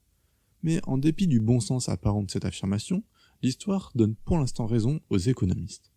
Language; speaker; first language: French; native; French